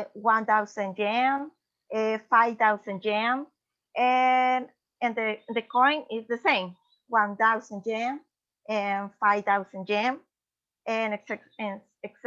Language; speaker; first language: English; non-native, learner; Spanish